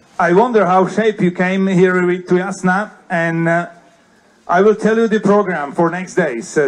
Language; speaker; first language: English; non-native, fluent; Slovak